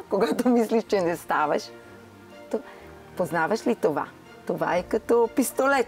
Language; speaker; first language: Bulgarian; non-native, fluent; Hebrew